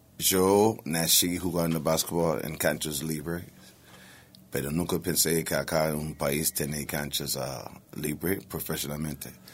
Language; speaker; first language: Spanish; non-native, learner; English